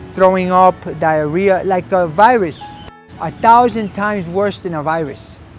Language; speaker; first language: English; early bilingual, other home language; Spanish